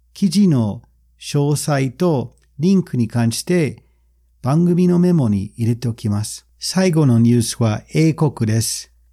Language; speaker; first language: Japanese; non-native, fluent; English